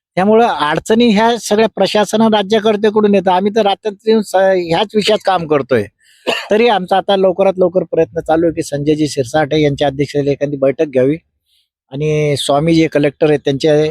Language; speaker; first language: Marathi; native; Marathi